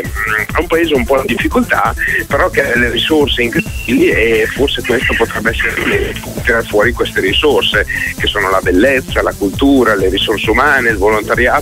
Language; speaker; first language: Italian; native; Italian